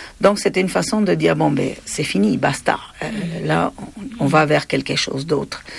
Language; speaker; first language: French; non-native, fluent; Spanish